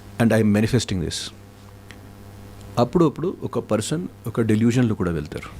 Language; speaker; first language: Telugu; non-native, fluent; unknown